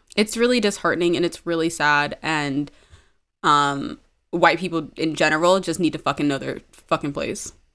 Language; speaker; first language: English; early bilingual, other home language; Amharic